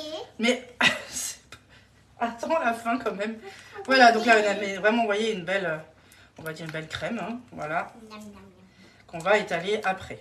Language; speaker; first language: French; native; French